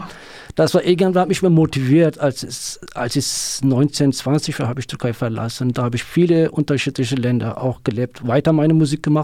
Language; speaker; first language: German; non-native, learner; Kurdish